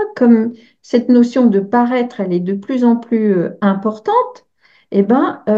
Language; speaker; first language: French; native; French